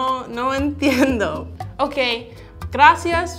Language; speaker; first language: Spanish; non-native, learner; English